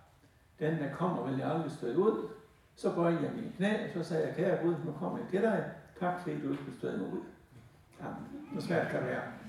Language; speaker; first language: Danish; native; Danish